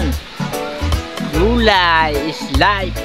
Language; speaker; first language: Filipino; native; Filipino